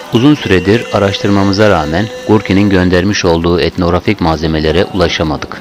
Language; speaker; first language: Turkish; native; Turkish